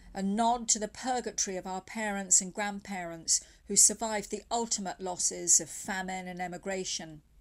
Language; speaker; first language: English; native; English